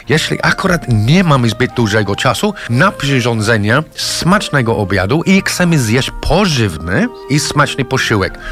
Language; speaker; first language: Polish; non-native, fluent; English